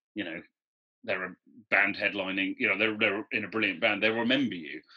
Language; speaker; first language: English; native; English